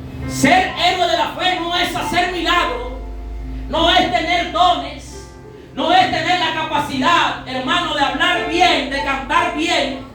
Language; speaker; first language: Spanish; native; Spanish